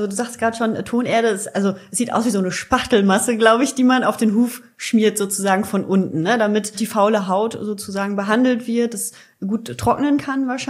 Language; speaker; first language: German; native; German